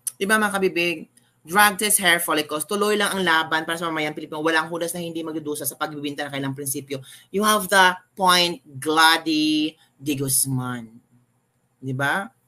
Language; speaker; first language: Filipino; non-native, local second language; Cebuano